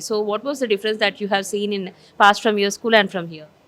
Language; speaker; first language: English; non-native, local second language; Telugu